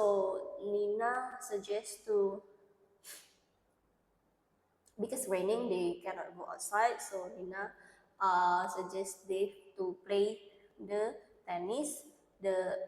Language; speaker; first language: English; non-native, learner; Indonesian